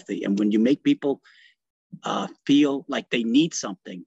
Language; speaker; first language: English; early bilingual, other home language; Italian